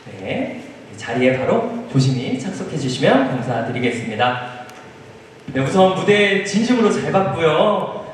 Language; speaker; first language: Korean; native; Korean